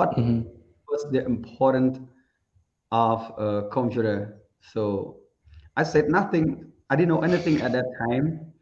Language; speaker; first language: English; non-native, learner; Khmer